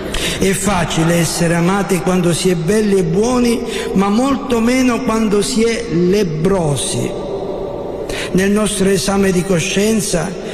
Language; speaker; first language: Italian; native; Italian